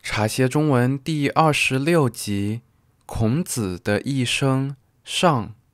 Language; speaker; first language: Chinese; native; Chinese